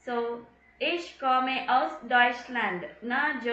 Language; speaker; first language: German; non-native, fluent; Tamil